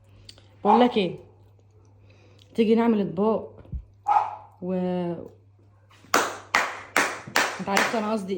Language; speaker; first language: Arabic; native; Arabic